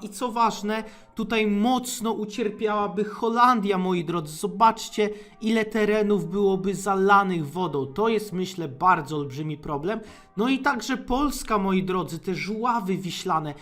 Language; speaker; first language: Polish; native; Polish